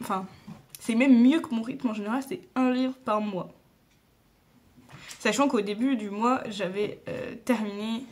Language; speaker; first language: French; native; French